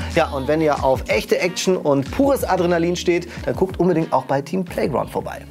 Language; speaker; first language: German; native; German